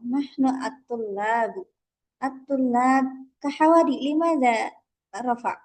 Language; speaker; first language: Arabic; non-native, fluent; Indonesian